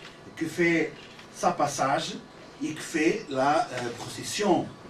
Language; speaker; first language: French; non-native, learner; Portuguese